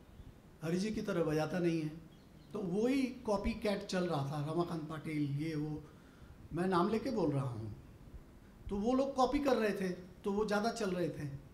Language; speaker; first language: Hindi; native; Hindi